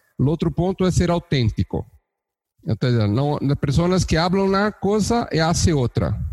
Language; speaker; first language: Portuguese; native; Portuguese